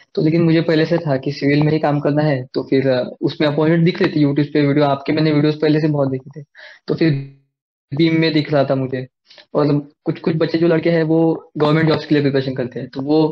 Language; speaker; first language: Hindi; non-native, local second language; Marathi